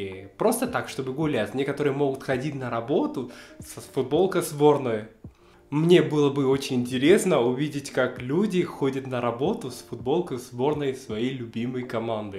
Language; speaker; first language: Russian; non-native, fluent; Spanish